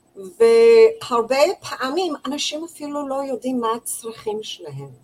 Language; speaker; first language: Hebrew; non-native, fluent; English